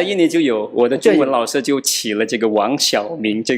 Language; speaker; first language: Chinese; non-native, fluent; Madurese